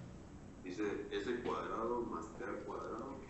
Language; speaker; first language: Spanish; native; Spanish